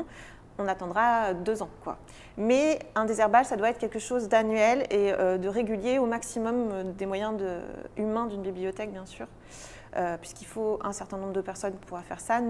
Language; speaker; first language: French; native; French